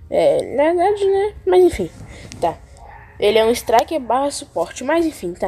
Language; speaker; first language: Portuguese; native; Portuguese